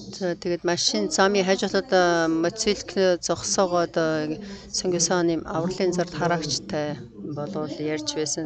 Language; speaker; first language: Mongolian; non-native, fluent; Korean